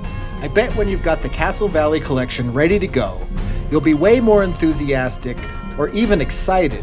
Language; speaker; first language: English; native; English